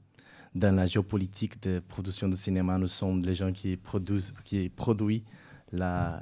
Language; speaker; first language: French; non-native, fluent; Portuguese